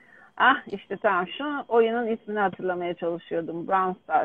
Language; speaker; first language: Turkish; native; Turkish